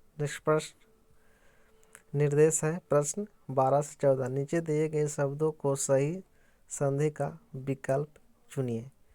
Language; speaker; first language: Hindi; native; Hindi